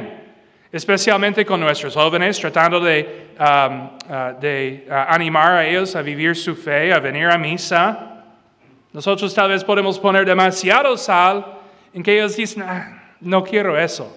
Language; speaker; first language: Spanish; non-native, fluent; English